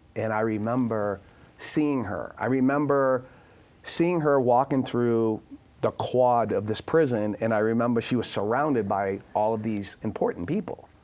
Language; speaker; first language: English; native; English